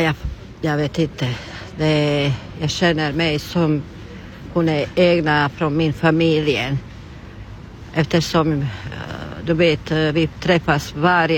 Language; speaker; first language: Swedish; non-native, learner; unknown